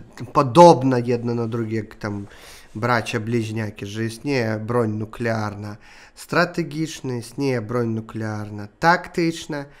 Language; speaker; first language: Polish; non-native, learner; Russian